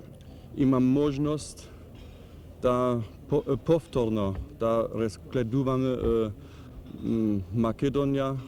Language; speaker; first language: Macedonian; non-native, fluent; German